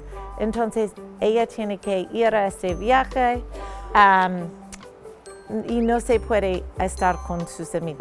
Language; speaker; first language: Spanish; non-native, fluent; English